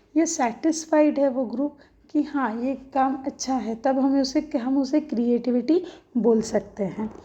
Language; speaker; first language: Hindi; non-native, local second language; Marathi